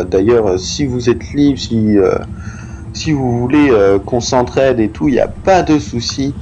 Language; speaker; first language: French; native; French